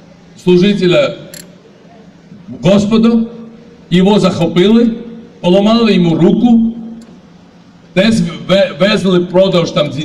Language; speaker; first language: Ukrainian; non-native, fluent; Georgian